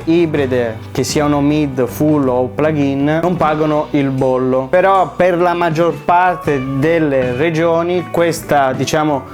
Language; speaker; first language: Italian; native; Italian